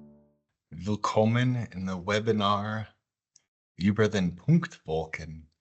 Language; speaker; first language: German; non-native, fluent; English